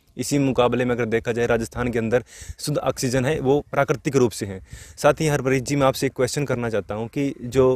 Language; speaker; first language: Hindi; native; Hindi